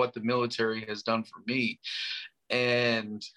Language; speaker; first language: English; native; English